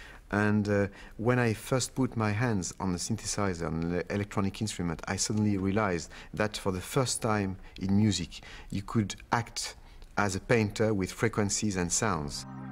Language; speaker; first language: English; non-native, fluent; French